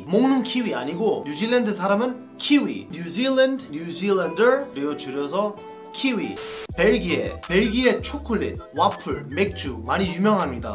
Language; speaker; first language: Korean; non-native, fluent; English